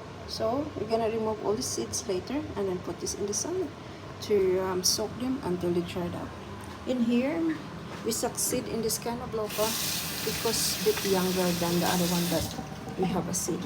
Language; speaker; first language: English; non-native, local second language; Filipino